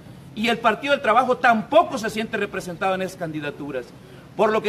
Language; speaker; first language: Spanish; native; Spanish